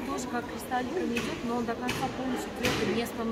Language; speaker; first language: Russian; native; Russian